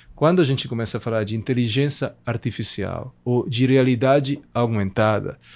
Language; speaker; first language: Portuguese; non-native, fluent; Italian